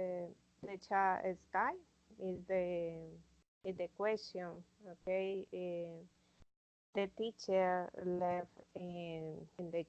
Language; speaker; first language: English; non-native, learner; Spanish